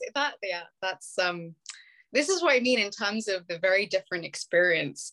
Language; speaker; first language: English; native; English